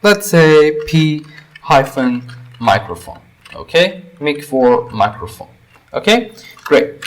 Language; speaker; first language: English; non-native, fluent; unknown